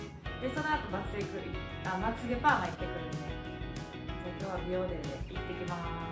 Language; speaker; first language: Japanese; native; Japanese